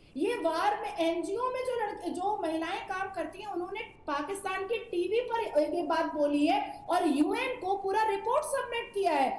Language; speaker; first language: Hindi; native; Hindi